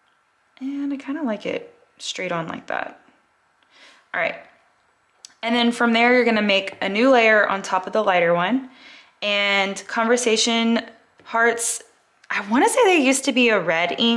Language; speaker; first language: English; native; English